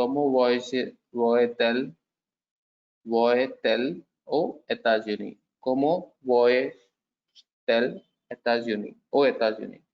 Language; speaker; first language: French; non-native, learner; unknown